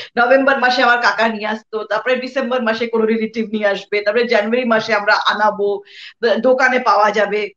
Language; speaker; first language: Bangla; early bilingual, heritage; Bangla